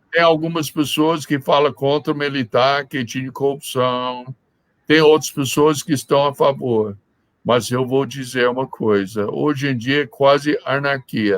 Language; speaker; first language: Portuguese; non-native, fluent; English